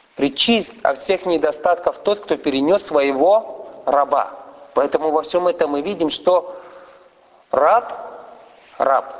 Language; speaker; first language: Russian; non-native, fluent; Arabic